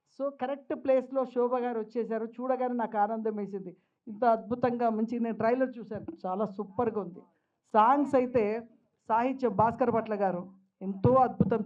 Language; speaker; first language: Telugu; native; Telugu